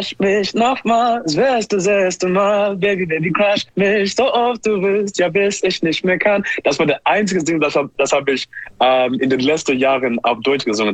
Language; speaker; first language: German; non-native, learner; English